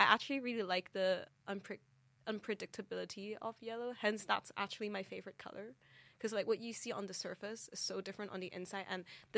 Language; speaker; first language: English; non-native, local second language; Cantonese